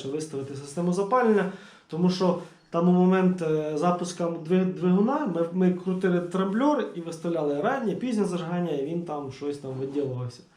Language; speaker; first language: Ukrainian; native; Ukrainian